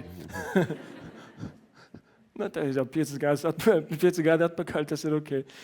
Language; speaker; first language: Latvian; non-native, learner; German